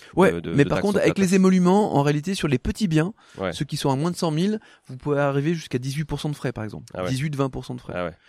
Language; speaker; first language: French; native; French